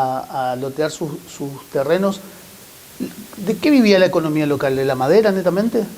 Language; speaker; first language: Spanish; native; Spanish